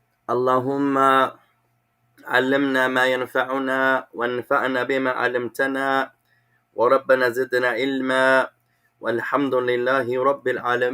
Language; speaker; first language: Arabic; non-native, fluent; English